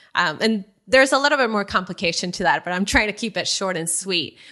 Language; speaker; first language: English; early bilingual, other home language; Spanish